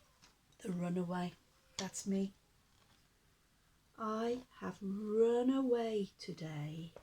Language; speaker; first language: English; native; English